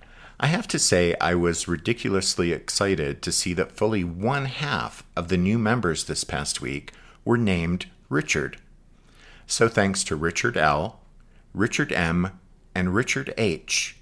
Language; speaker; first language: English; native; English